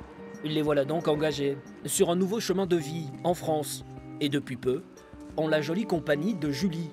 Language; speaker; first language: French; native; French